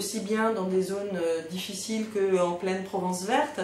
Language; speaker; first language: French; native; French